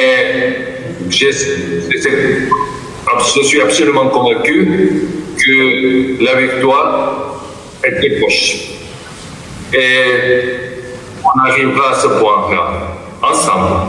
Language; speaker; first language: French; non-native, fluent; Georgian